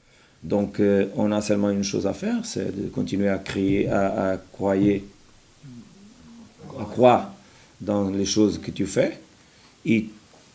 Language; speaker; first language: French; non-native, fluent; Portuguese